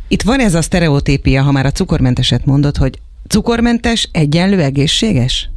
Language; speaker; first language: Hungarian; native; Hungarian